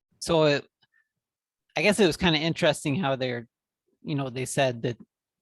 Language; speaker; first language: English; native; English